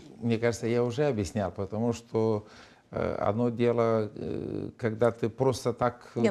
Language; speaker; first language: Russian; non-native, local second language; Romanian